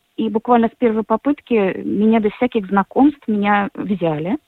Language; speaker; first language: Russian; native; Russian